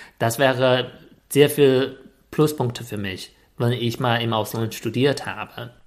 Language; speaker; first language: German; non-native, fluent; Chinese